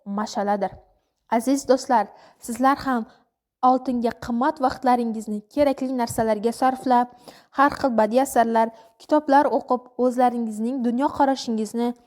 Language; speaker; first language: Uzbek; non-native, local second language; Kara-Kalpak